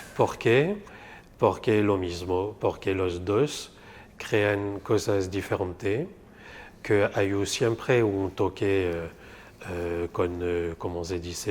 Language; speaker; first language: Spanish; non-native, fluent; French